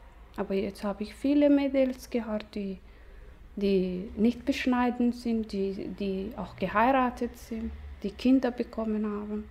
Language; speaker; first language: German; non-native, learner; Somali